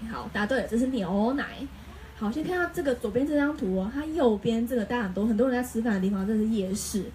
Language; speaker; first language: Chinese; native; Chinese